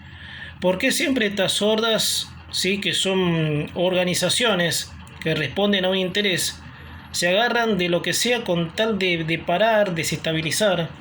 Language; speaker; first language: Spanish; native; Spanish